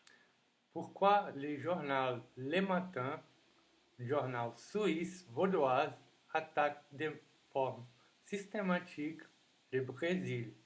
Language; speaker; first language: French; non-native, fluent; Portuguese